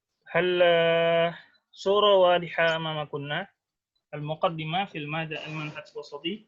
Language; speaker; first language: Arabic; non-native, fluent; Indonesian